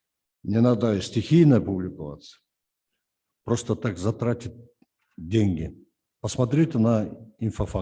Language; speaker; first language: Russian; non-native, local second language; Kyrgyz